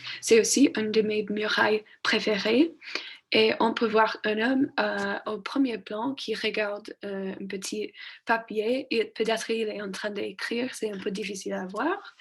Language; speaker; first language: French; non-native, learner; English